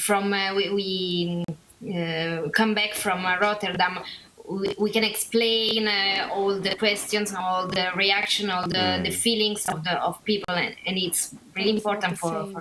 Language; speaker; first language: English; non-native, learner; Italian